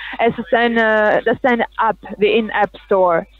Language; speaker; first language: German; non-native, learner; Russian